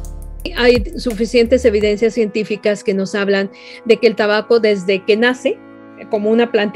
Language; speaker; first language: Spanish; native; Spanish